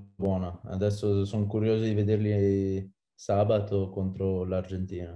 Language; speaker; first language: Italian; non-native, fluent; French